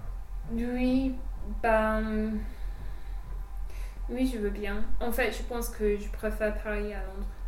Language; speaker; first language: French; non-native, fluent; English